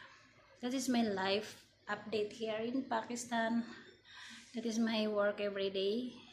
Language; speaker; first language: English; non-native, learner; Filipino